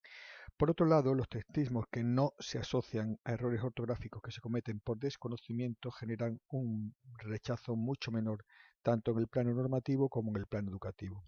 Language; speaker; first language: Spanish; native; Spanish